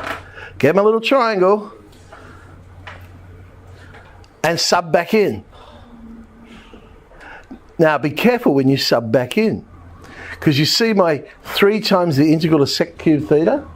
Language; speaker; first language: English; native; English